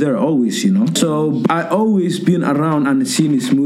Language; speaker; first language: English; non-native, local second language; Somali